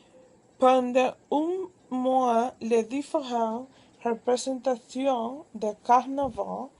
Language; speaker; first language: French; non-native, learner; Spanish